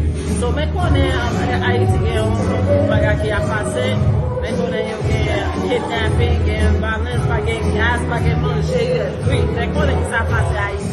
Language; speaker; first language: Haitian Creole; early bilingual, heritage; Haitian Creole